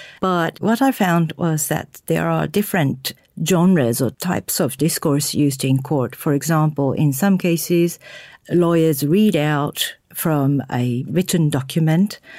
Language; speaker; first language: English; non-native, fluent; Japanese